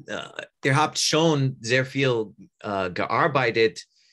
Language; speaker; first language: German; non-native, learner; English